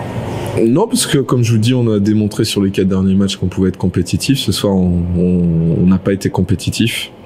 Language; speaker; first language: French; native; French